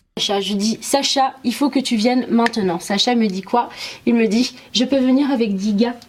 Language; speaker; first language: French; early bilingual, other home language; Arabic